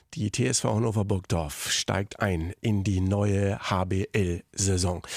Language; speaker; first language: German; native; German